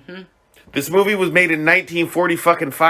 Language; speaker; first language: English; native; English